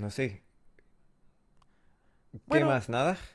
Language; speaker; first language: Spanish; non-native, learner; English